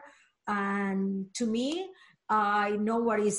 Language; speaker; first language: English; non-native, learner; Spanish